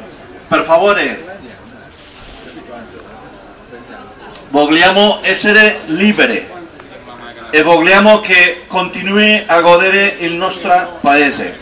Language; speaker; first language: Italian; non-native, learner; Catalan